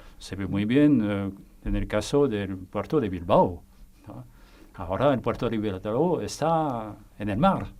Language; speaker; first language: Spanish; non-native, fluent; French